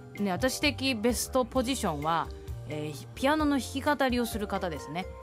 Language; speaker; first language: Japanese; non-native, fluent; Chinese